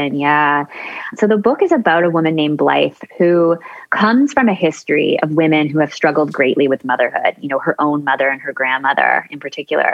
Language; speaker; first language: English; native; English